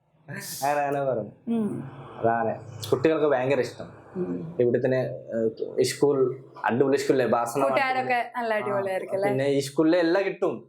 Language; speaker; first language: Malayalam; non-native, local second language; Bangla